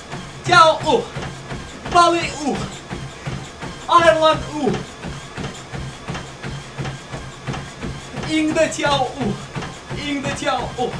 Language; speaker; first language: Chinese; non-native, learner; Russian